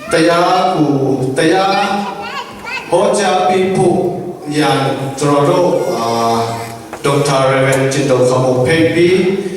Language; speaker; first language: Burmese; non-native, local second language; Tedim Chin